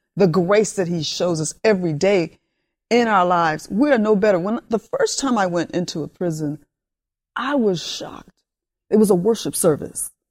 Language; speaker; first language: English; early bilingual, other home language; Spanish